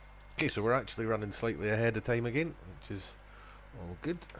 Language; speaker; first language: English; native; English